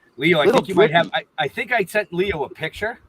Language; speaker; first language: English; native; English